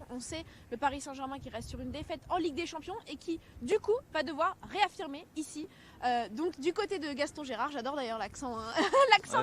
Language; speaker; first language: French; native; French